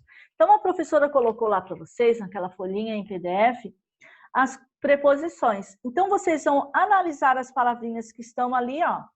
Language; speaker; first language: Portuguese; native; Portuguese